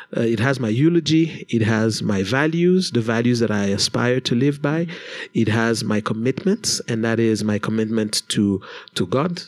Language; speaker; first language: English; non-native, local second language; Kinyarwanda